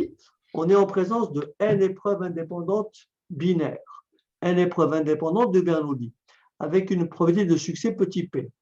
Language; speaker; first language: French; native; French